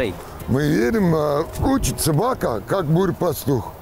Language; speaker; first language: Russian; non-native, learner; English